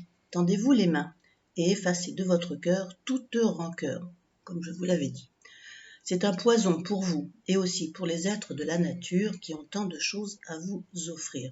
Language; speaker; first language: French; native; French